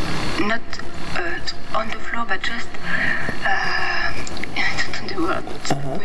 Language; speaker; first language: English; non-native, fluent; French